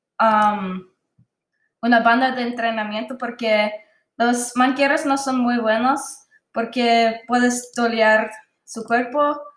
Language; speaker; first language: Spanish; non-native, learner; English